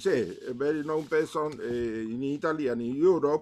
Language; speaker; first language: English; non-native, learner; Spanish